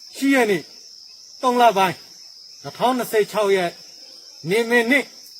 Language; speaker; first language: Burmese; non-native, local second language; Rohingya